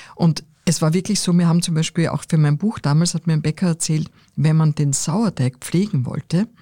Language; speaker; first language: German; native; German